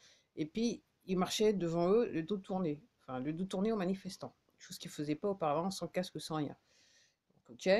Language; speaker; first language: French; native; French